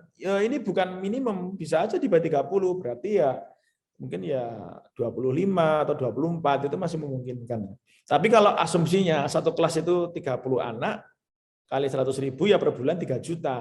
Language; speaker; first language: Indonesian; native; Indonesian